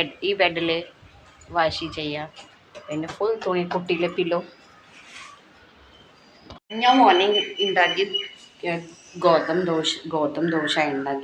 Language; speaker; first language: Malayalam; non-native, learner; Hindi